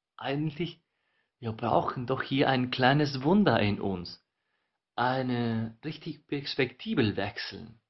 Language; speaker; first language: German; non-native, fluent; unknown